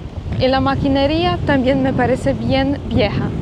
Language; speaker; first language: Spanish; non-native, fluent; Polish